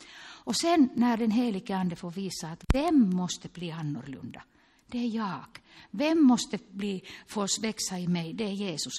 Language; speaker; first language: Swedish; non-native, local second language; Finnish